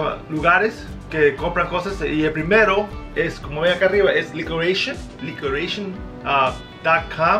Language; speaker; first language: Spanish; early bilingual, heritage; Spanish